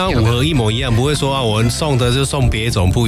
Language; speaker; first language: Chinese; native; Chinese